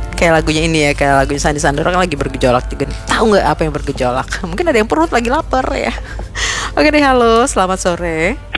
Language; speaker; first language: Indonesian; native; Indonesian